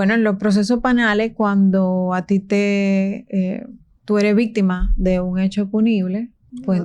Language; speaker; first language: Spanish; native; Spanish